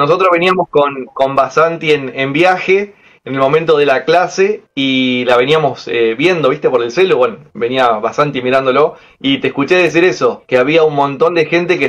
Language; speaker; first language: Spanish; native; Spanish